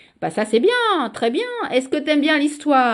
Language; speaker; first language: French; native; French